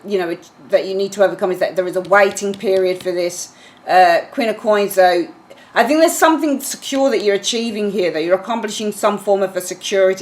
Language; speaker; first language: English; native; English